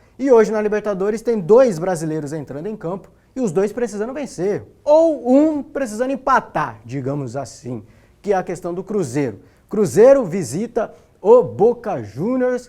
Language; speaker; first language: Portuguese; native; Portuguese